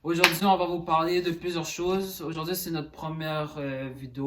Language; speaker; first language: French; early bilingual, other home language; Haitian Creole